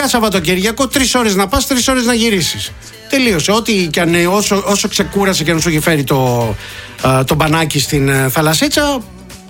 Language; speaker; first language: Greek; native; Greek